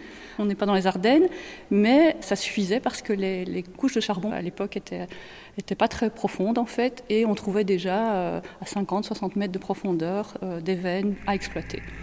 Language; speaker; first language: French; native; French